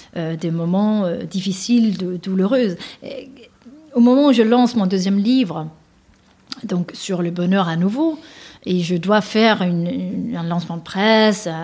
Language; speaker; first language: French; non-native, fluent; Danish